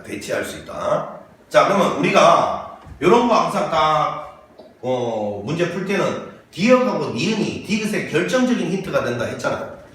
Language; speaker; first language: Korean; native; Korean